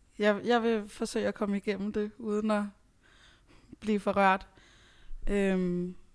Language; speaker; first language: Danish; early bilingual, other home language; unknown